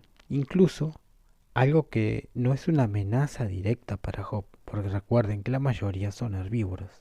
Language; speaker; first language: Spanish; native; Spanish